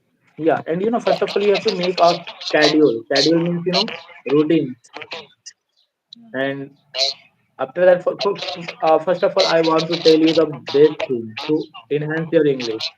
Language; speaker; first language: English; non-native, fluent; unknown